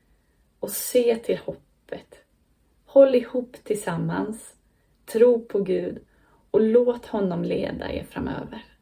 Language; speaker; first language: Swedish; native; Swedish